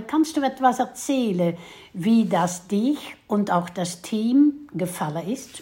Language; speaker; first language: German; non-native, fluent; Dutch